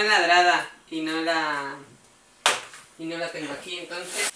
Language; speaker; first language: Spanish; native; Spanish